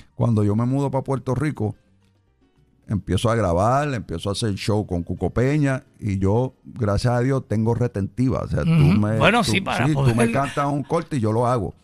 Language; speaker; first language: Spanish; early bilingual, heritage; Spanish